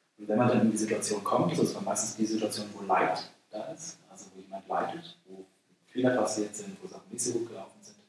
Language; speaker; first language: German; native; German